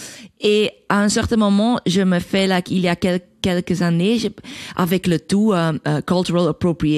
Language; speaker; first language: French; non-native, learner; Dutch